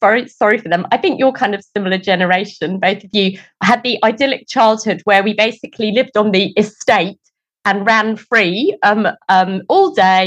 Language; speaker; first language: English; native; English